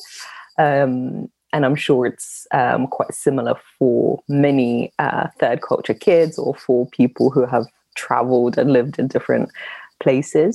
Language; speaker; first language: English; native; English